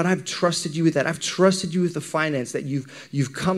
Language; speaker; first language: English; native; English